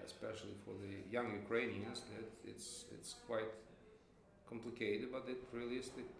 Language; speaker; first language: English; non-native, fluent; Ukrainian